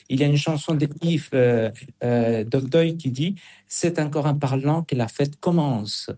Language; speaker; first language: French; non-native, fluent; Spanish